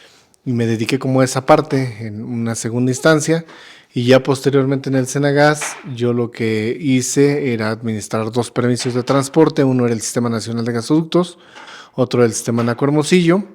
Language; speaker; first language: Spanish; native; Spanish